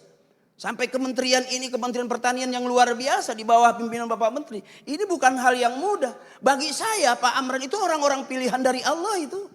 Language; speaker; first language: Malay; native; Malay